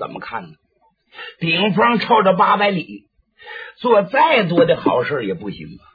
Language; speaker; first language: Chinese; native; Chinese